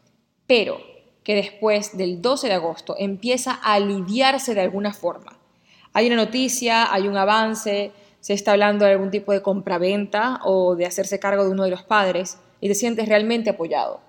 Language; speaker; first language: Spanish; native; Spanish